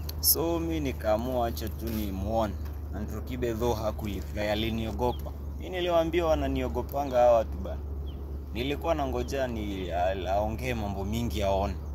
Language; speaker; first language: Swahili; native; Swahili